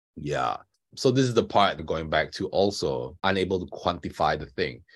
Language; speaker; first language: English; non-native, local second language; Chinese